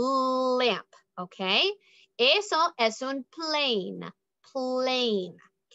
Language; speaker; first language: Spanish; non-native, learner; English